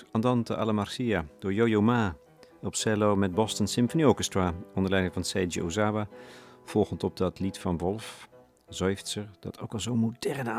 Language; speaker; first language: Dutch; native; Dutch